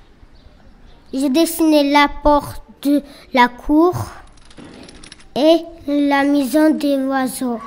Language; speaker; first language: French; early bilingual, other home language; Georgian